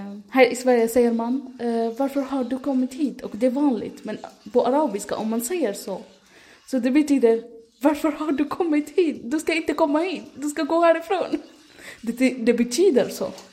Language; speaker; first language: Swedish; non-native, fluent; Arabic